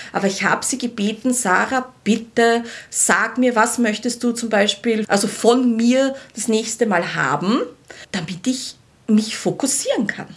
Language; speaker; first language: German; native; German